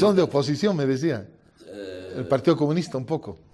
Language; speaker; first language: Spanish; native; Spanish